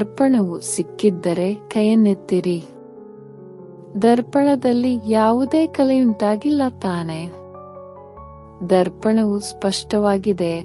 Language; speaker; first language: Kannada; native; Kannada